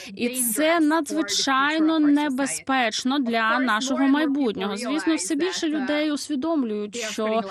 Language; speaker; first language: Ukrainian; non-native, fluent; Hungarian